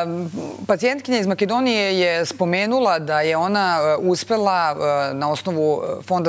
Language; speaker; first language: Bosnian; native; Bosnian